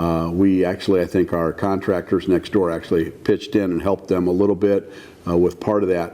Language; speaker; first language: English; native; English